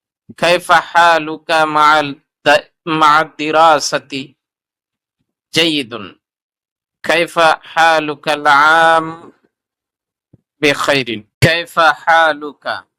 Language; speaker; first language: Arabic; non-native, fluent; Urdu